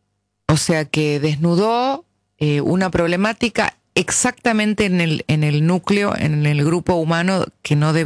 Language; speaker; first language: Spanish; native; Spanish